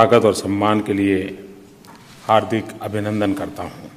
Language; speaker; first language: Hindi; non-native, local second language; Gujarati